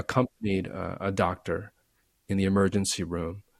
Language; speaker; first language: English; native; English